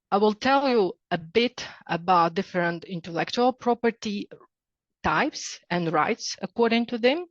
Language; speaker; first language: English; non-native, fluent; Ukrainian